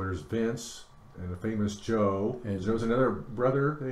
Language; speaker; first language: English; native; English